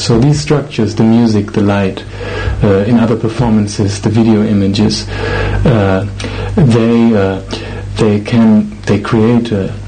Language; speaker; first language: English; non-native, fluent; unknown